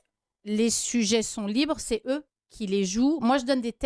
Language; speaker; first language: French; native; French